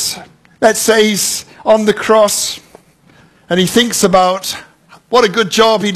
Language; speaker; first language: English; native; English